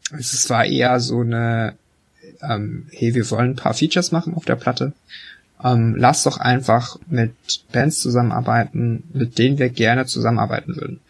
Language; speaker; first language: German; early bilingual, other home language; Korean